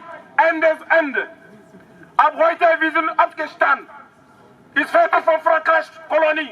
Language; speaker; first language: German; non-native, learner; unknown